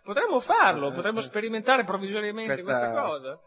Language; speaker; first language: Italian; native; Italian